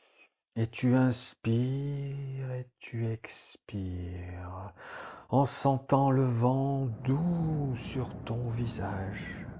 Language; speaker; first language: French; native; French